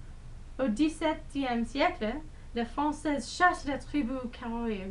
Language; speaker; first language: French; non-native, learner; English